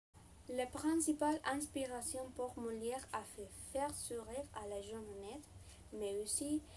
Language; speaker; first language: French; non-native, learner; Spanish